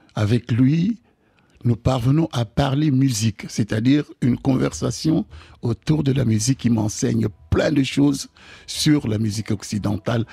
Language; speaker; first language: French; non-native, local second language; Lingala